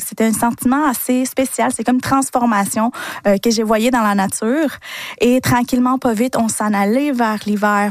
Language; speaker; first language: French; early bilingual, other home language; Spanish